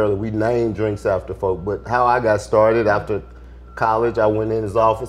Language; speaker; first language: English; native; English